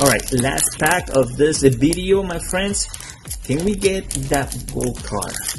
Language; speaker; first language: English; non-native, fluent; Spanish